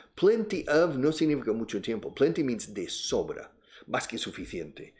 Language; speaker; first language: Spanish; non-native, fluent; English